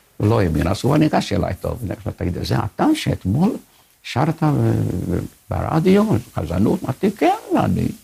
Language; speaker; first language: Hebrew; non-native, fluent; Hungarian